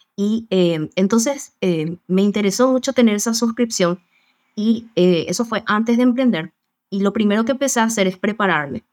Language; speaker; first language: Spanish; native; Spanish